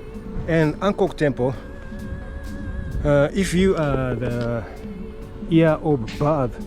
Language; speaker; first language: English; non-native, learner; Japanese